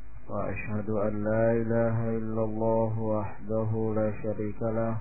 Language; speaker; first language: Arabic; non-native, fluent; Indonesian